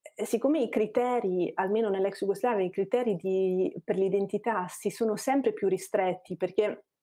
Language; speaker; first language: Italian; non-native, fluent; Bosnian